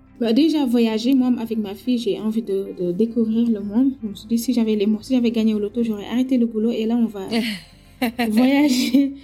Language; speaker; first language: French; non-native, local second language; Wolof